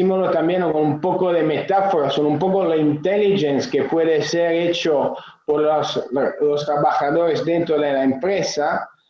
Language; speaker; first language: Spanish; non-native, fluent; Italian